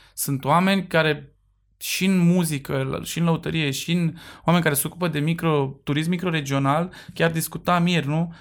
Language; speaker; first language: Romanian; native; Romanian